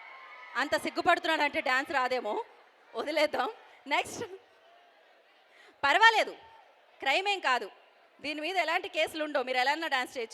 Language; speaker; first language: Telugu; native; Telugu